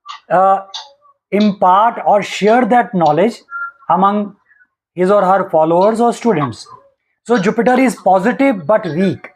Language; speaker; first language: English; non-native, local second language; Hindi